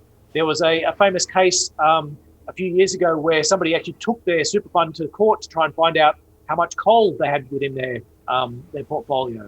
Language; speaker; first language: English; native; English